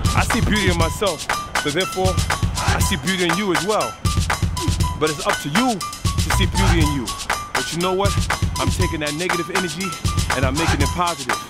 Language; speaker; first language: English; native; English